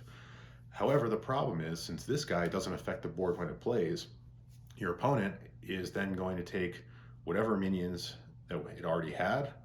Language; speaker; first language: English; native; English